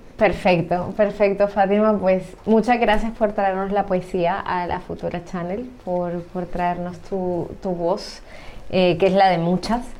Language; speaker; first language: Spanish; native; Spanish